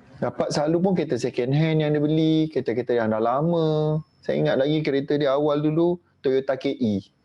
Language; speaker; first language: Malay; native; Malay